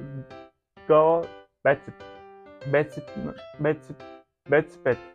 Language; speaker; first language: Thai; non-native, learner; Turkish